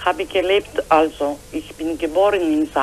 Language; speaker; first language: German; non-native, learner; Croatian